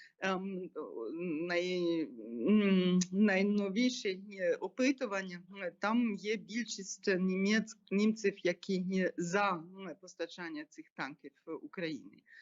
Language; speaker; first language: Ukrainian; non-native, fluent; German